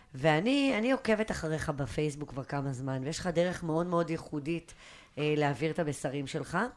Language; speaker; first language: Hebrew; native; Hebrew